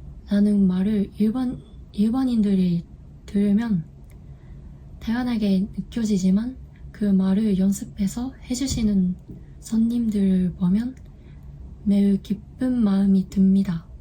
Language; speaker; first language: Korean; non-native, learner; Japanese